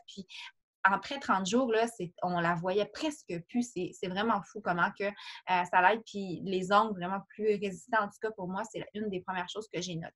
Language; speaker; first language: French; native; French